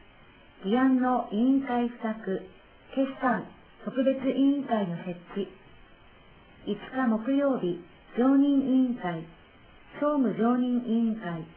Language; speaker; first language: Japanese; native; Japanese